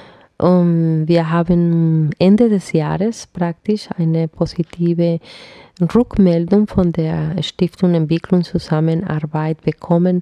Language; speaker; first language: German; non-native, fluent; Spanish